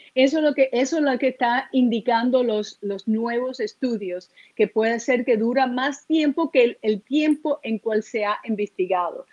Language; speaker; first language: Spanish; early bilingual, heritage; Spanish